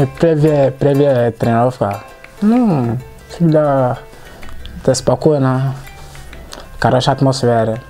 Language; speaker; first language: Russian; non-native, learner; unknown